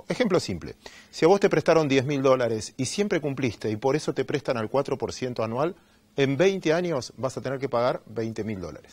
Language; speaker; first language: Spanish; native; Spanish